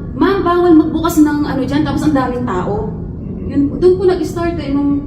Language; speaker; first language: Filipino; native; Filipino